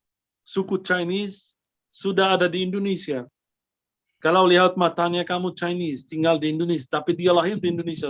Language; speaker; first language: Indonesian; non-native, fluent; Arabic